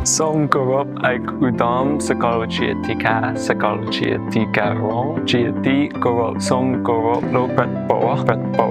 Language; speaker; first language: Khmer; non-native, learner; English